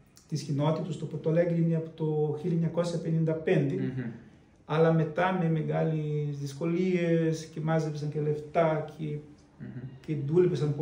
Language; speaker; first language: Greek; non-native, fluent; Portuguese